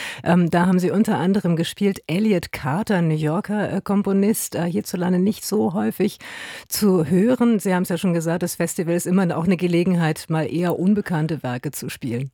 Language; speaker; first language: German; native; German